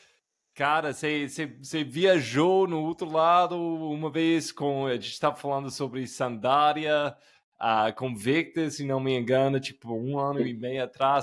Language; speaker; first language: Portuguese; non-native, fluent; English